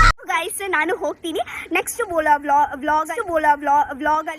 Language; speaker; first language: Kannada; non-native, local second language; Tulu